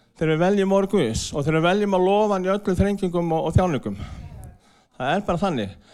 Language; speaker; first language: Icelandic; non-native, fluent; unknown